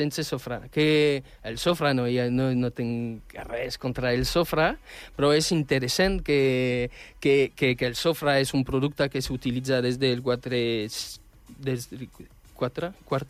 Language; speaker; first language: Catalan; non-native, fluent; French